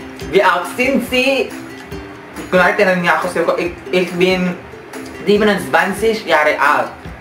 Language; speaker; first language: German; non-native, learner; Cebuano